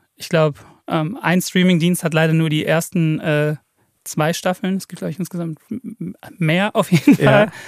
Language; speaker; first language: German; native; German